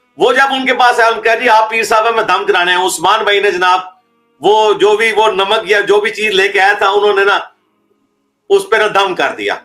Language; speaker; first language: Urdu; non-native, local second language; Punjabi